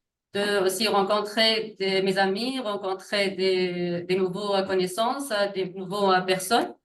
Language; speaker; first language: French; non-native, learner; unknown